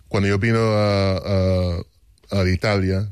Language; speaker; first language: Spanish; non-native, fluent; English